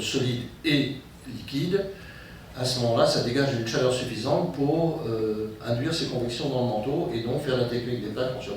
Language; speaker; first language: French; native; French